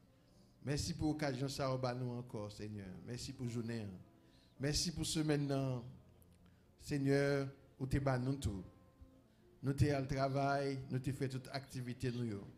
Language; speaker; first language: French; non-native, local second language; Haitian Creole